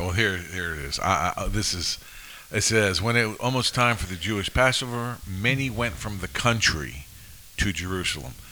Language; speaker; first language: English; native; English